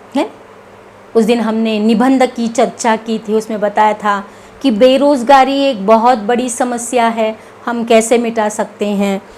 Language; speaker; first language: Hindi; non-native, local second language; Kannada